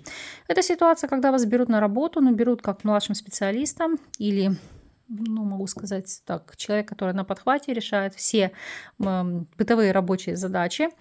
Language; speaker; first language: Russian; native; Russian